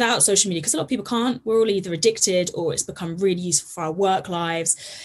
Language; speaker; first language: English; native; English